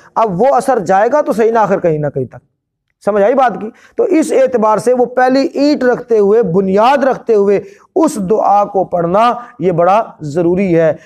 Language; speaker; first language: Urdu; non-native, local second language; Punjabi